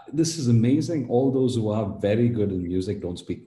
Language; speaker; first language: English; non-native, local second language; Tamil